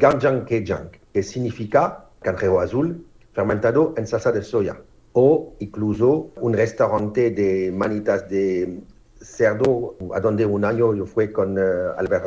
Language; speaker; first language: Spanish; non-native, fluent; French